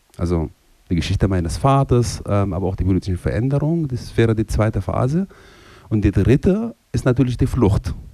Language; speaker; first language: German; non-native, fluent; Arabic